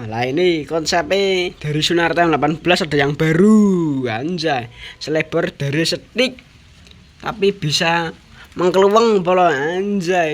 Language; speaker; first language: Indonesian; non-native, local second language; Javanese